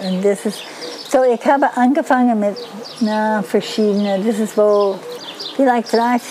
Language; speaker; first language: German; non-native, learner; English